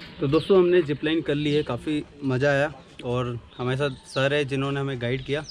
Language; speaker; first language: Hindi; native; Hindi